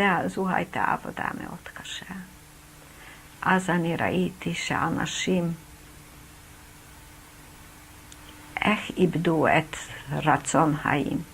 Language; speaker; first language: Hebrew; non-native, fluent; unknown